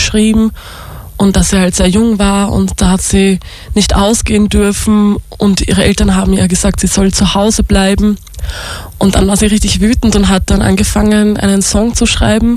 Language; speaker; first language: German; native; German